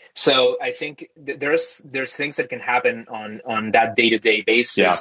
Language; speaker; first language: English; early bilingual, other home language; Spanish